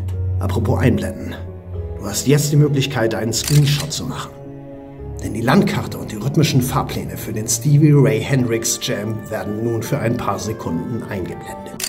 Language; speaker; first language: German; native; German